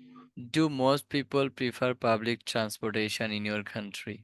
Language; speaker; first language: English; non-native, fluent; Bangla